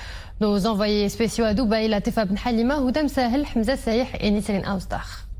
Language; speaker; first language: French; non-native, local second language; Arabic